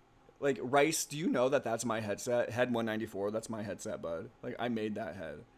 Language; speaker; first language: English; native; English